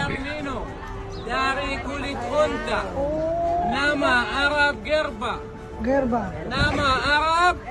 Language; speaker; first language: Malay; non-native, learner; Arabic